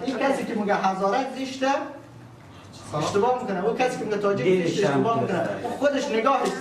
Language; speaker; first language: Persian; native; Persian